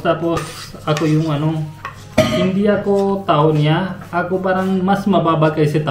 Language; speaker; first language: Filipino; non-native, learner; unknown